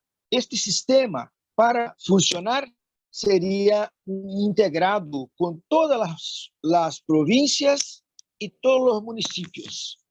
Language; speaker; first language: Spanish; non-native, fluent; Portuguese